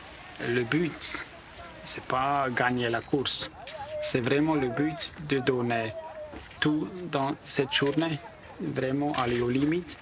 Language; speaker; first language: French; non-native, local second language; German